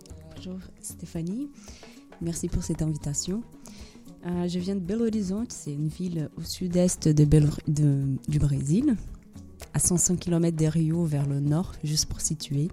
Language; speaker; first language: French; non-native, fluent; Portuguese